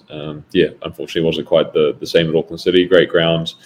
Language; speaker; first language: English; native; English